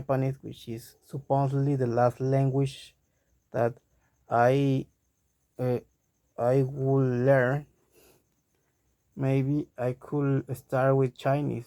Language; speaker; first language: English; non-native, learner; Spanish